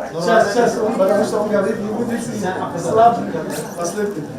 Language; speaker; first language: Russian; non-native, learner; Arabic